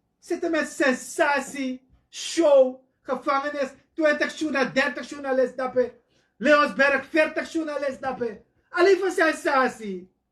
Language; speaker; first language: Dutch; native; Dutch